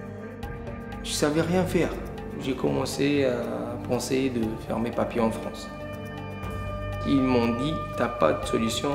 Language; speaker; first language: French; non-native, local second language; Arabic